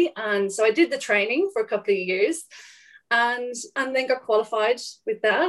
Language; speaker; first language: English; native; English